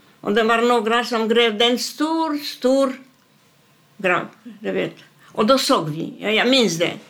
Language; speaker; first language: Swedish; non-native, fluent; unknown